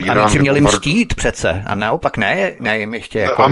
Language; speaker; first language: Czech; native; Czech